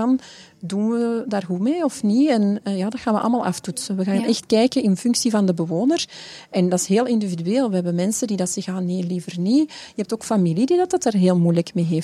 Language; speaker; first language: Dutch; native; Dutch